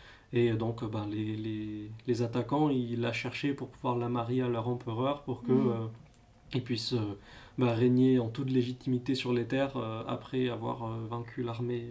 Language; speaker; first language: French; native; French